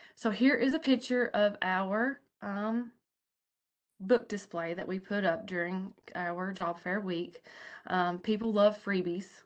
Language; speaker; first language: English; native; English